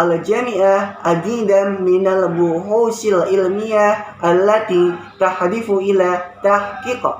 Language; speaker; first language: Arabic; non-native, learner; Indonesian